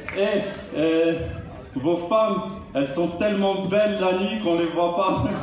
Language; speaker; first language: French; non-native, local second language; Arabic